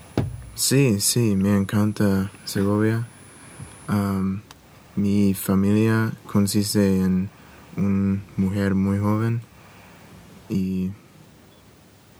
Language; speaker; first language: Spanish; non-native, learner; English